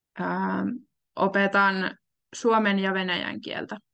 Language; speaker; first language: Finnish; native; Finnish